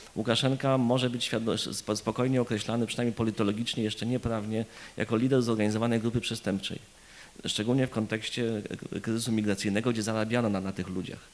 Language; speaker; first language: Polish; native; Polish